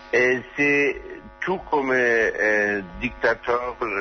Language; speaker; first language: Spanish; non-native, learner; German